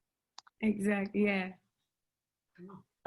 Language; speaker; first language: English; non-native, learner; Portuguese